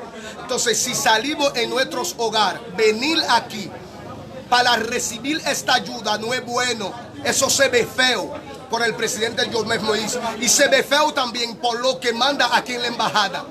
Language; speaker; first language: Spanish; non-native, learner; Haitian Creole